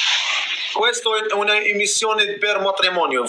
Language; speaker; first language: Italian; non-native, learner; Arabic